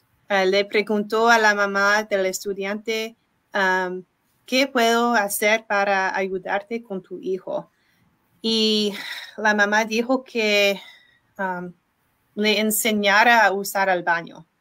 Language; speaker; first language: Spanish; non-native, learner; English